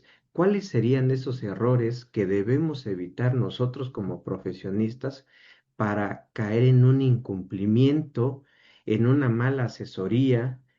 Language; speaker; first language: Spanish; native; Spanish